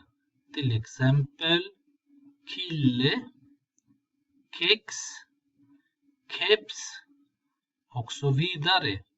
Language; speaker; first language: Swedish; non-native, fluent; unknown